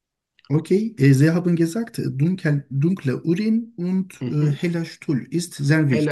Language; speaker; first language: German; non-native, learner; Turkish